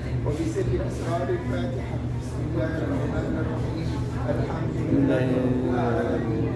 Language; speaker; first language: Arabic; native; Arabic